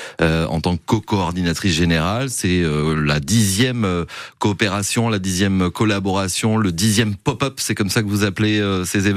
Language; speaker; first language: French; native; French